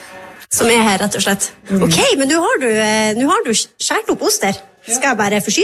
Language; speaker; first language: Norwegian; native; Norwegian